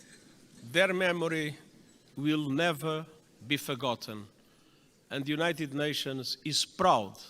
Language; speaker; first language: English; non-native, fluent; Portuguese